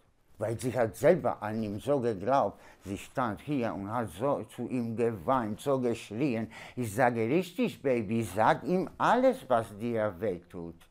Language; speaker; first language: German; non-native, learner; Polish